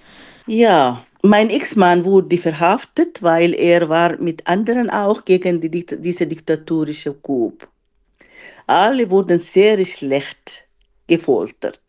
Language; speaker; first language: German; non-native, fluent; Arabic